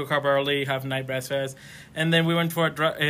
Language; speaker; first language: English; non-native, fluent; Spanish